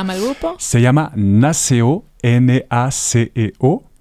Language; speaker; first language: Spanish; non-native, fluent; French